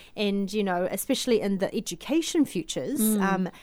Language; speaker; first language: English; native; English